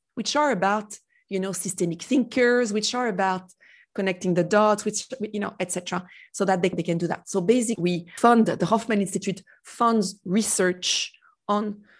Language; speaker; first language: English; non-native, fluent; French